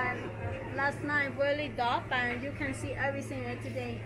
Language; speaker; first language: English; non-native, learner; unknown